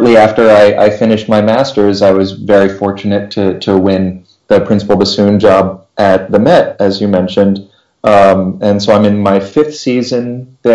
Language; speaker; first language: English; native; English